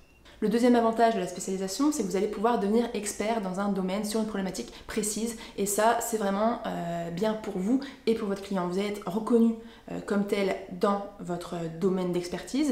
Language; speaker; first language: French; native; French